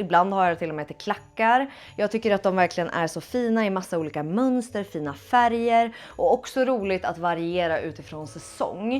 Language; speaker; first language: Swedish; native; Swedish